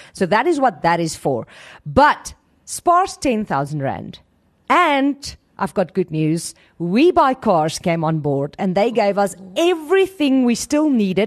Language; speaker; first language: English; non-native, local second language; Afrikaans